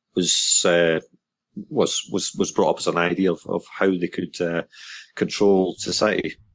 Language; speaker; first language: English; native; English